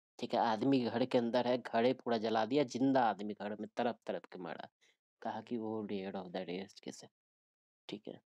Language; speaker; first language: Hindi; native; Hindi